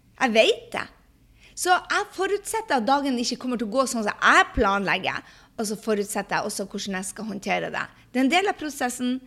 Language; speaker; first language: Norwegian; early bilingual, heritage; Norwegian